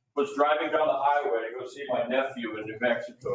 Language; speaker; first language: English; native; English